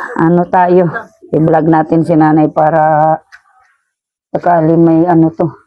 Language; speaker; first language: Filipino; non-native, local second language; Bikol